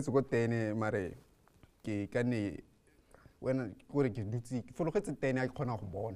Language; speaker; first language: English; non-native, local second language; Tswana